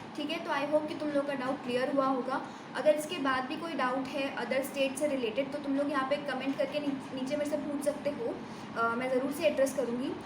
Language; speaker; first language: Hindi; native; Hindi